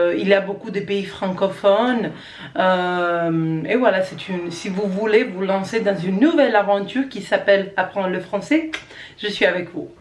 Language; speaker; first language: French; non-native, fluent; Croatian